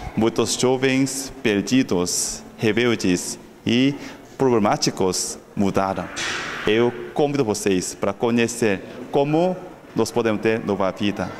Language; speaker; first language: Portuguese; non-native, fluent; Korean